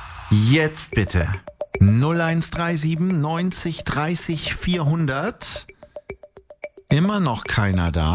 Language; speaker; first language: German; native; German